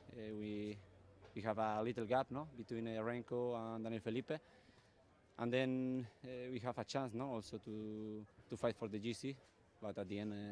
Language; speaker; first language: English; non-native, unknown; Basque